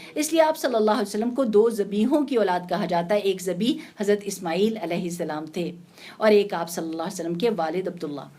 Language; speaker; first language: Urdu; native; Urdu